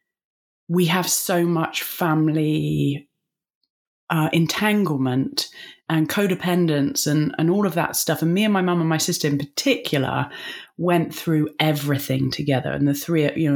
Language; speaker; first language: English; native; English